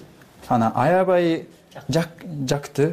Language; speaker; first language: Kyrgyz; non-native, learner; Japanese